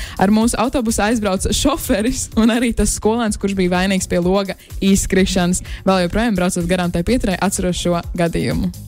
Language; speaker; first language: Latvian; native; Latvian